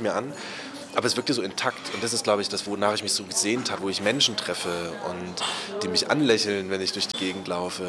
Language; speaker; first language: German; native; German